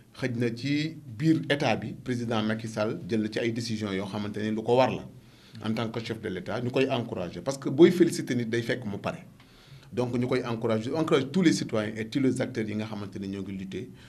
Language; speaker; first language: Wolof; native; Wolof